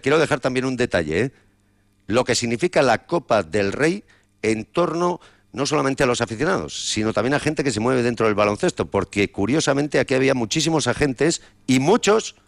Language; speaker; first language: Spanish; native; Spanish